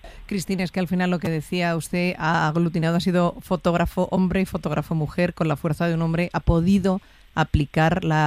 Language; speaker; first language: Spanish; native; Spanish